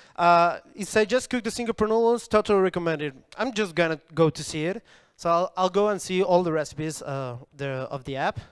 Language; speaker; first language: English; non-native, fluent; Spanish